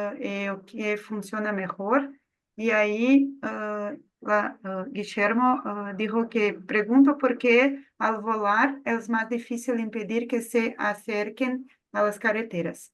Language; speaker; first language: Spanish; non-native, fluent; Portuguese